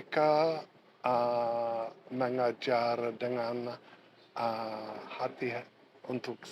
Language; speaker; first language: Indonesian; non-native, learner; English